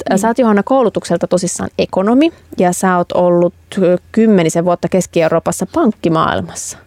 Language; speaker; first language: Finnish; native; Finnish